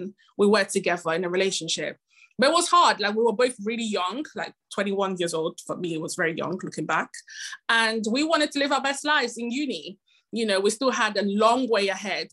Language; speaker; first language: English; non-native, fluent; Italian